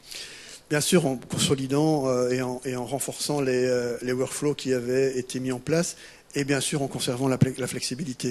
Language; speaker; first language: French; native; French